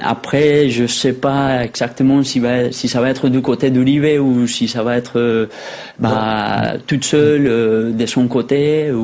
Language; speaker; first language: French; non-native, fluent; Spanish